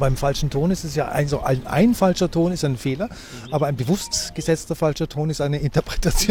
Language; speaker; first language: German; native; German